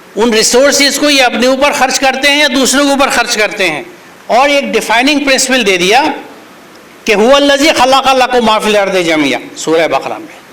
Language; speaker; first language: Urdu; native; Urdu